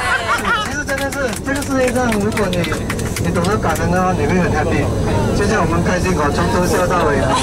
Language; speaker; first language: Chinese; native; Chinese